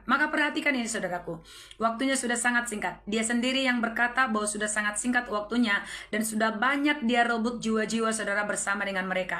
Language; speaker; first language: Malay; native; Malay